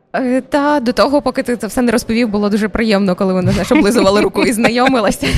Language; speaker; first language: Ukrainian; native; Ukrainian